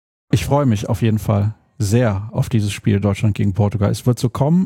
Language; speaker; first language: German; native; German